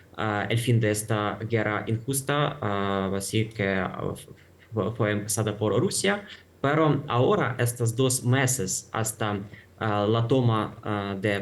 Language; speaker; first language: Spanish; non-native, fluent; Ukrainian